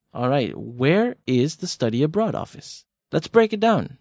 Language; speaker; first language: English; native; English